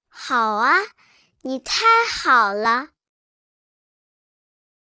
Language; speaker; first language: Chinese; non-native, learner; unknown